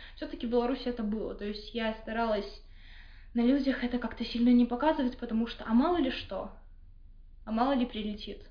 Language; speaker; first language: Russian; native; Russian